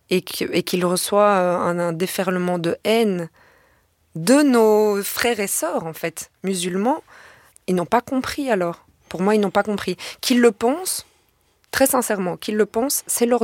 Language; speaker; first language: French; native; French